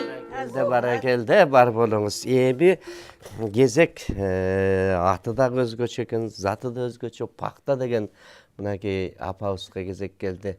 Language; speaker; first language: Kyrgyz; native; Kyrgyz